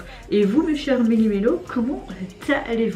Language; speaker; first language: French; native; French